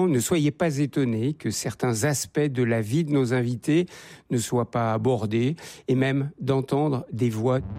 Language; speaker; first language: French; native; French